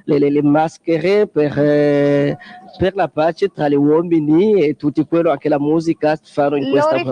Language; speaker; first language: Italian; non-native, learner; Kongo